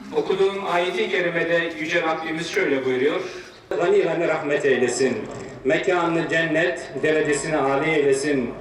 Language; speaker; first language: Turkish; native; Turkish